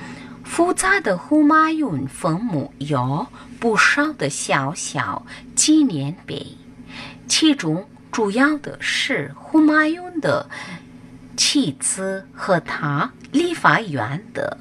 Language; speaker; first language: Chinese; non-native, fluent; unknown